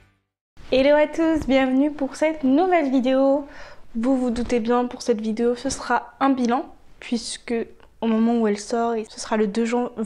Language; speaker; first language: French; native; French